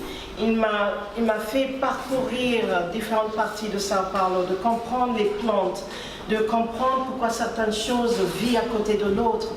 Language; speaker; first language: French; non-native, fluent; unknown